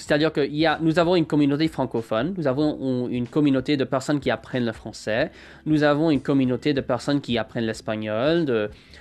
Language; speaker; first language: French; non-native, fluent; English